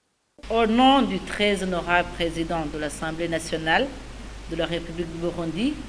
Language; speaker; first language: French; non-native, local second language; Rundi